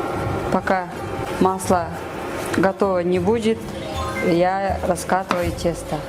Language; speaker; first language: Russian; non-native, local second language; Kyrgyz